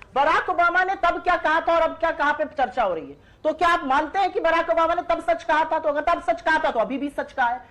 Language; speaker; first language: Hindi; native; Hindi